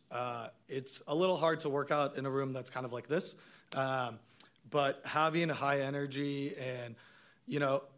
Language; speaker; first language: English; non-native, fluent; Hebrew